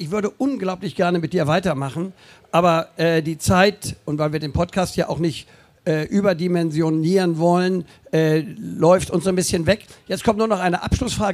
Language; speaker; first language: German; native; German